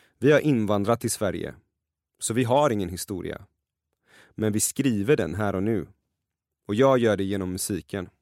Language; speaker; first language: Swedish; early bilingual, other home language; Persian